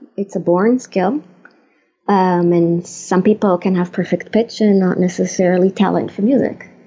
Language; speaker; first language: English; non-native, fluent; Hebrew